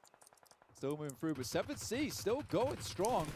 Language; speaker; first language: English; native; English